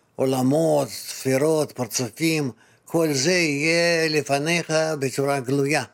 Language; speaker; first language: Hebrew; non-native, fluent; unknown